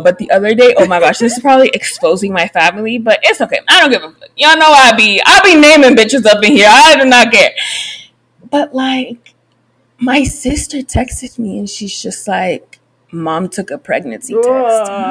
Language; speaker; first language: English; early bilingual, other home language; Spanish